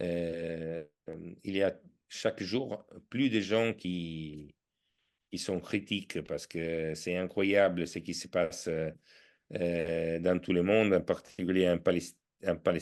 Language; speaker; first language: French; non-native, fluent; Italian